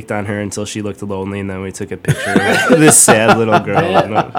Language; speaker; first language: English; native; English